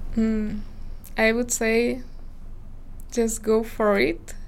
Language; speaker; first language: English; non-native, fluent; Slovak